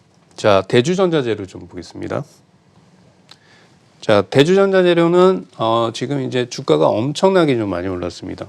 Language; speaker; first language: Korean; native; Korean